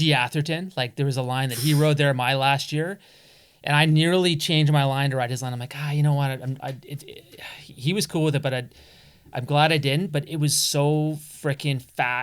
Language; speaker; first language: English; native; English